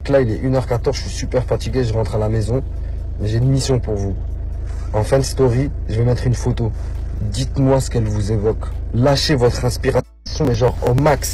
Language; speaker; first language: French; native; French